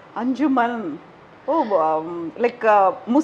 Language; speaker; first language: Telugu; native; Telugu